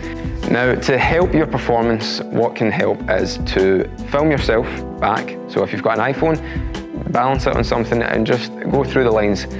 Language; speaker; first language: English; native; English